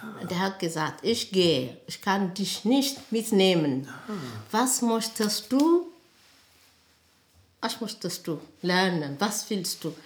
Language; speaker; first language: German; non-native, learner; Amharic